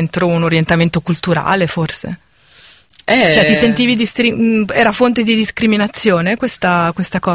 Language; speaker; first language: Italian; native; Italian